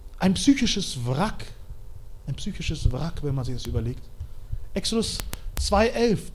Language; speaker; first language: German; early bilingual, other home language; Russian